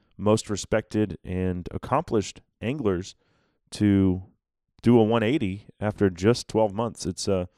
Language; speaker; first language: English; native; English